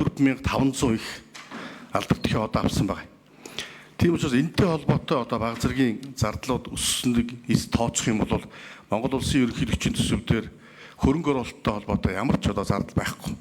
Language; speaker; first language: Mongolian; native; Mongolian